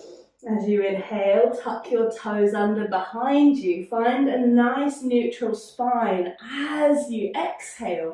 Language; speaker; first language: English; native; English